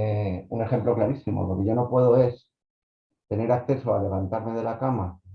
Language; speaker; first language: Spanish; native; Spanish